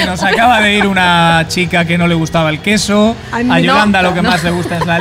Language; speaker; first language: Spanish; native; Spanish